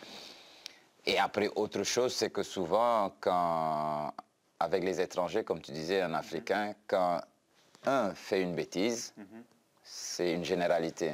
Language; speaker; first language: French; non-native, local second language; Wolof